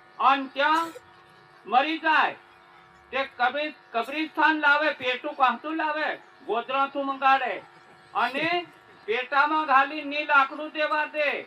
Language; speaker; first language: Gujarati; non-native, local second language; Bhili